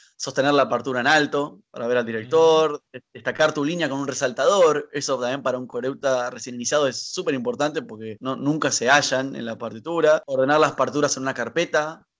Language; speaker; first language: Spanish; native; Spanish